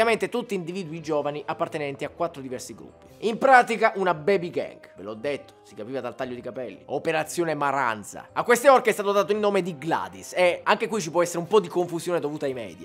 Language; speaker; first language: Italian; native; Italian